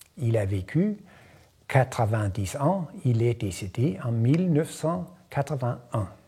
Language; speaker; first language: French; non-native, fluent; Danish